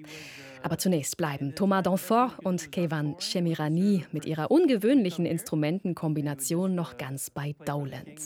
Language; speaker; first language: German; native; German